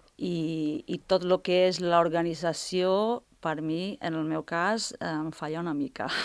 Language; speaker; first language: Catalan; non-native, fluent; Italian